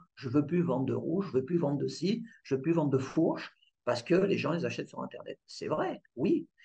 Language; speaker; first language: French; native; French